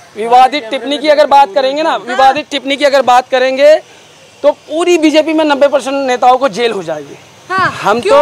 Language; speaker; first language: Hindi; native; Hindi